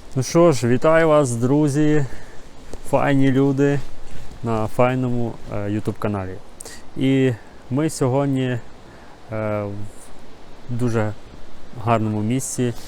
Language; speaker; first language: Ukrainian; native; Ukrainian